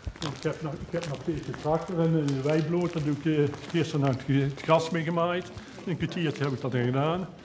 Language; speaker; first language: Dutch; native; Dutch